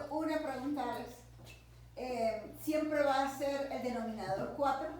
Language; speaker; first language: Spanish; native; Spanish